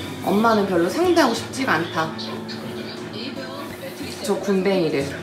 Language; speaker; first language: Korean; native; Korean